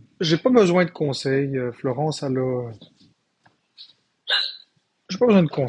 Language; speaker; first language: French; native; French